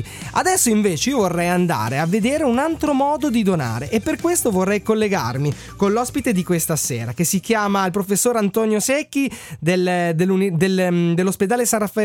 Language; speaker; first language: Italian; native; Italian